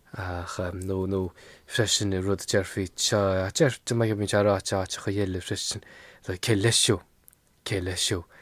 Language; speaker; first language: Irish; non-native, local second language; English